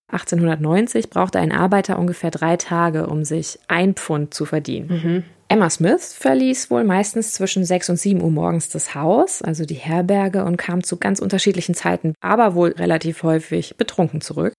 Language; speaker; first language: German; native; German